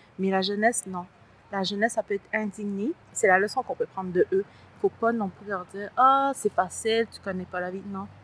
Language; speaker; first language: French; early bilingual, other home language; Spanish